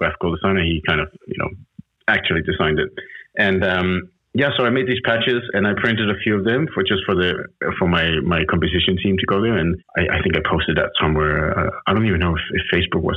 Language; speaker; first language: English; non-native, fluent; Danish